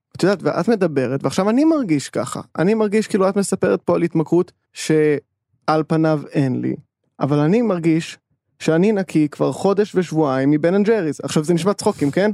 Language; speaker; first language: Hebrew; native; Hebrew